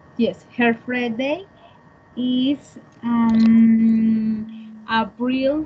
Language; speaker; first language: English; non-native, learner; Spanish